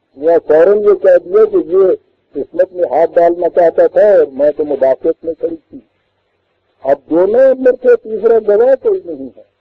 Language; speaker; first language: Urdu; non-native, local second language; Punjabi